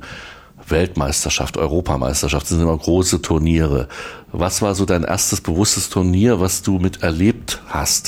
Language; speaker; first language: German; native; German